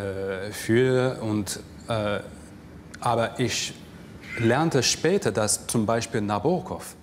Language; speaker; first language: German; non-native, fluent; English